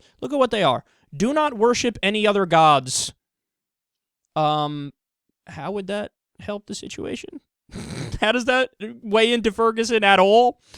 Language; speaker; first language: English; native; English